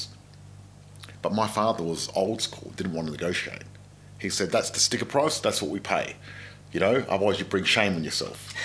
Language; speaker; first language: English; non-native, local second language; Macedonian